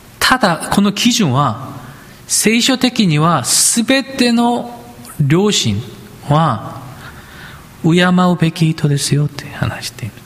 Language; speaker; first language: Japanese; non-native, fluent; Korean